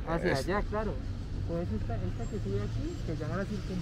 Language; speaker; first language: Spanish; native; Spanish